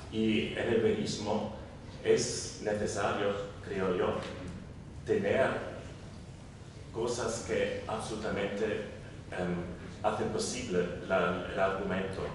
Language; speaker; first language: Spanish; non-native, learner; German